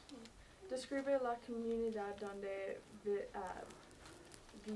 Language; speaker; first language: Spanish; non-native, learner; English